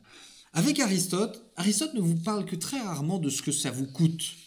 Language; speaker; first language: French; native; French